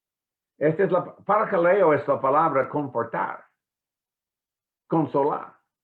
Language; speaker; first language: Spanish; non-native, fluent; English